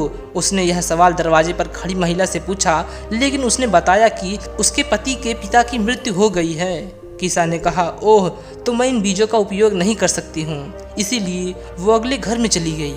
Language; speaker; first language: Hindi; native; Hindi